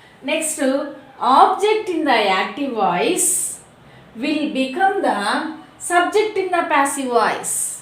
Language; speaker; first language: English; non-native, local second language; Telugu